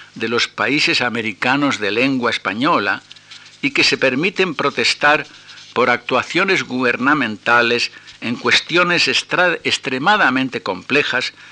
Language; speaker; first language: Spanish; native; Spanish